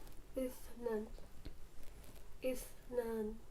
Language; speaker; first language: Arabic; non-native, learner; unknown